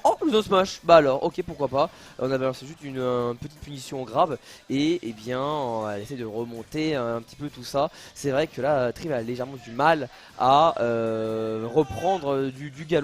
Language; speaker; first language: French; native; French